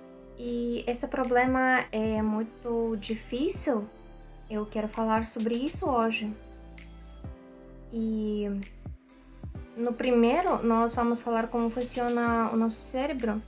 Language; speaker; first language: Portuguese; non-native, learner; Russian